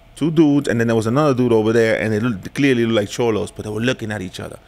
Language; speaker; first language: English; early bilingual, other home language; Spanish